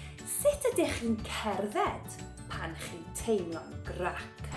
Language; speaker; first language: Welsh; non-native, local second language; English